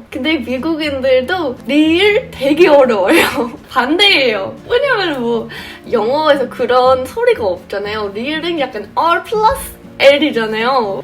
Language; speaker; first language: Korean; non-native, fluent; English